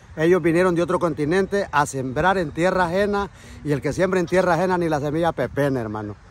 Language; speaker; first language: Spanish; native; Spanish